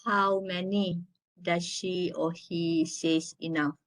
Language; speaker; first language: English; non-native, local second language; Malay